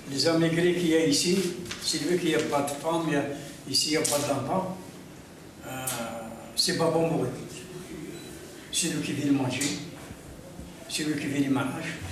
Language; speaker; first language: French; non-native, learner; Arabic